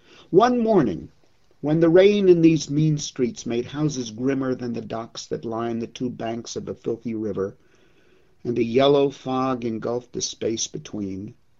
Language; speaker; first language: English; native; English